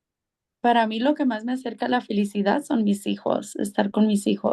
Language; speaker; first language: Spanish; native; Spanish